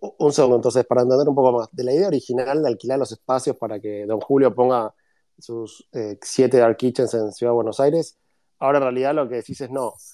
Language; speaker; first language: Spanish; native; Spanish